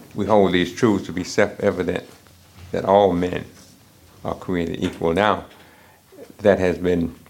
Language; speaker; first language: English; native; English